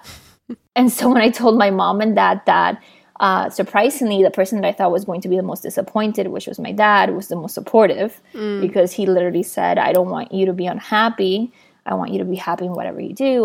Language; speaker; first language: English; native; English